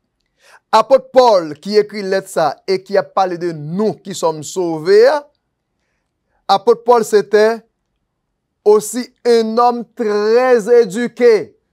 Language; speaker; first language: French; non-native, local second language; Haitian Creole